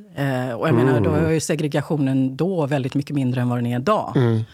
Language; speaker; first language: Swedish; native; Swedish